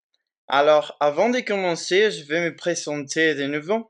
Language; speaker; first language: French; non-native, fluent; Spanish